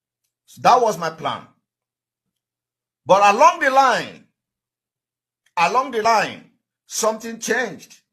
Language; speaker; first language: English; non-native, local second language; Igbo